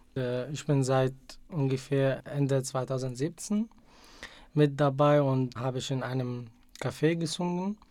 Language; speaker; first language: German; non-native, fluent; Arabic